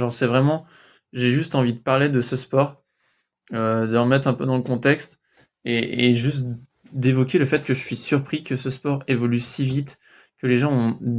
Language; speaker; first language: French; native; French